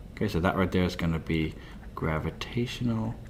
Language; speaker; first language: English; native; English